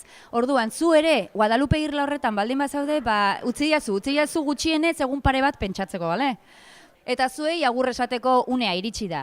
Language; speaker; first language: Basque; native; Basque